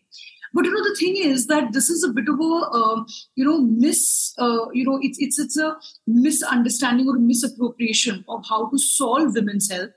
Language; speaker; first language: English; non-native, local second language; Hindi